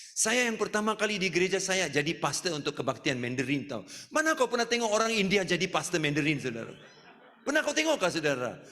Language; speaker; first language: Malay; non-native, local second language; Tamil